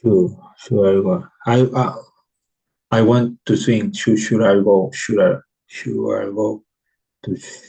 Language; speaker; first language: English; non-native, learner; Spanish